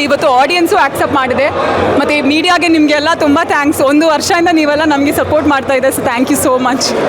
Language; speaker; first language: Kannada; non-native, fluent; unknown